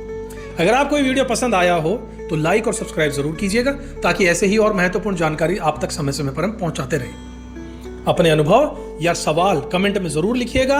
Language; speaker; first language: Hindi; native; Hindi